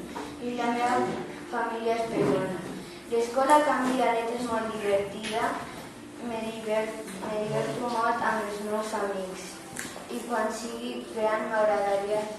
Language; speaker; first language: Catalan; early bilingual, other home language; Spanish